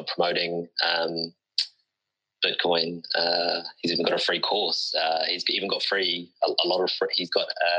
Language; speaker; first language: English; native; English